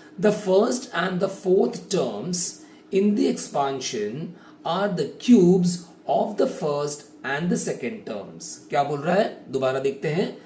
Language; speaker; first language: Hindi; native; Hindi